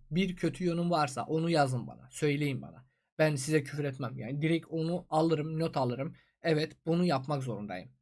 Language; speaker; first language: Turkish; non-native, fluent; Persian